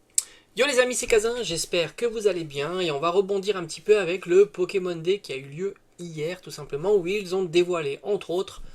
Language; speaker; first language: French; native; French